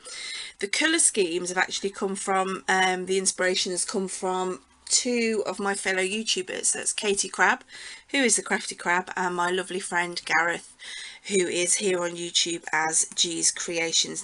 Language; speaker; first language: English; native; English